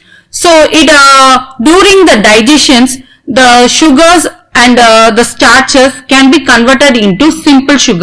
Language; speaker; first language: English; non-native, local second language; Tamil